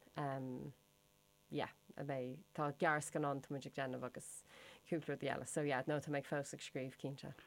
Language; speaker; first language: Irish; non-native, local second language; English